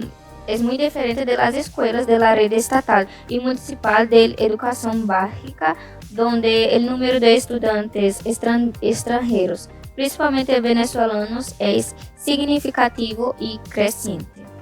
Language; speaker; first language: Spanish; non-native, learner; Portuguese